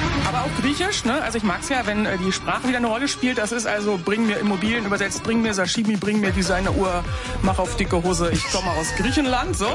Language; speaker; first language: German; native; German